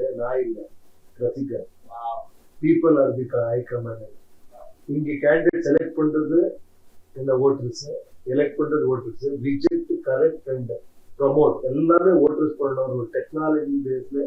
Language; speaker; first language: Tamil; non-native, learner; Kannada